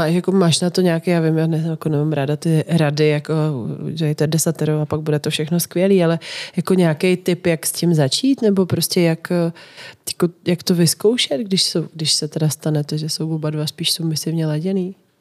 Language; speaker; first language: Czech; native; Czech